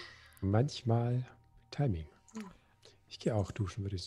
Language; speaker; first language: German; native; German